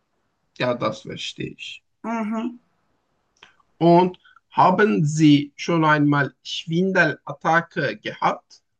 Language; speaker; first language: German; non-native, learner; Turkish